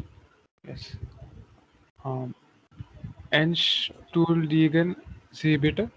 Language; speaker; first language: German; non-native, learner; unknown